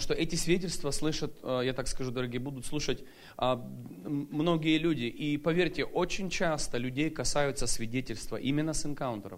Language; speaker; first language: Russian; native; Russian